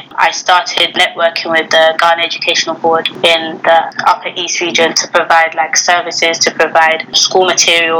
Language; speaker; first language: English; native; English